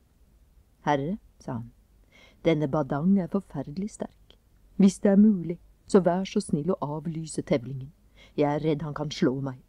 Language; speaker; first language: Norwegian; native; Norwegian